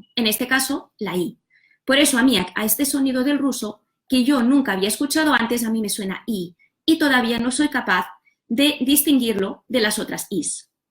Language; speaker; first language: Spanish; non-native, local second language; Catalan